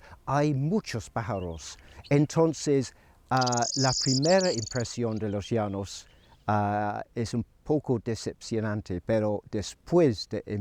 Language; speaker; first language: Spanish; non-native, fluent; English